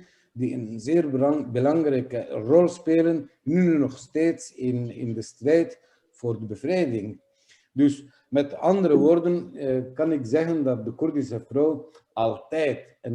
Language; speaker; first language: Dutch; non-native, fluent; Kurdish